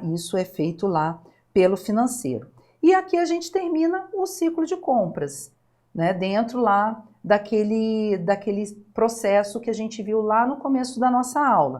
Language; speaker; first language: Portuguese; native; Portuguese